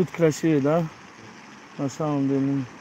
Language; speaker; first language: Russian; non-native, local second language; Tajik